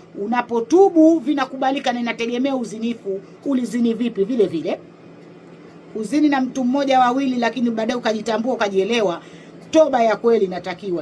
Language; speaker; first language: Swahili; native; Swahili